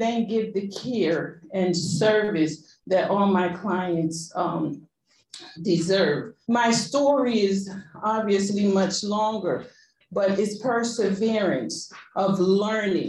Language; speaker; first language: English; non-native, fluent; Spanish